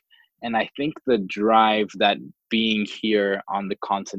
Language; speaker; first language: English; non-native, local second language; Swahili